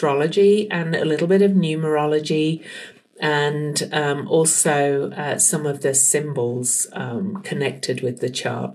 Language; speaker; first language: English; native; English